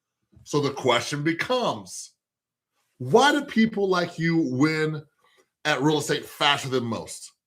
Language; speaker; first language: English; native; English